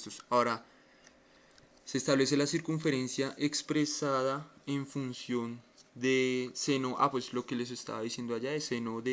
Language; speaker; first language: Spanish; native; Spanish